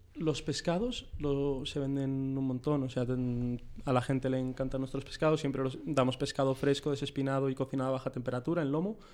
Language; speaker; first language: Spanish; native; Spanish